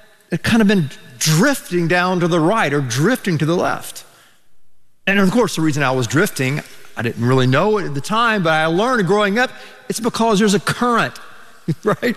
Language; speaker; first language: English; native; English